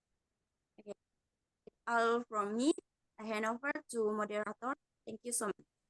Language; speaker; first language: English; non-native, learner; Indonesian